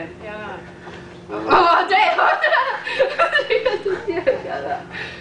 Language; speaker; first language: Chinese; non-native, learner; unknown